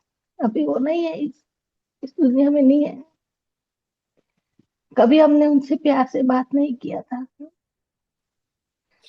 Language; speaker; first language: Hindi; non-native, local second language; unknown